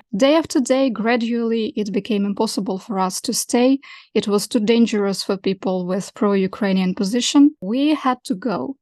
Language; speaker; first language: English; non-native, fluent; Russian